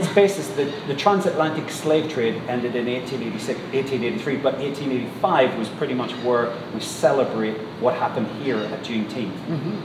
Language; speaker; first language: English; native; English